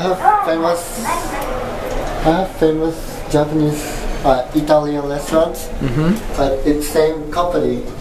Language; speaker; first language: English; non-native, learner; Japanese